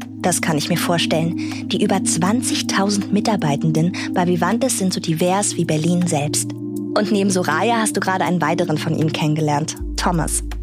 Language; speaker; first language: German; native; German